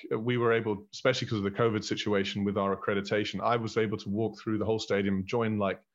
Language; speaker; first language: English; early bilingual, heritage; German